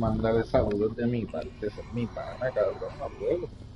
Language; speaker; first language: Spanish; native; Spanish